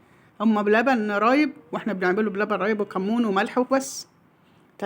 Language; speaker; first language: Arabic; native; Arabic